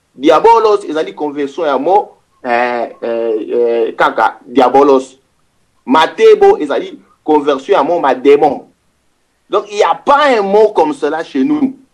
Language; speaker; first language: Lingala; non-native, local second language; Kongo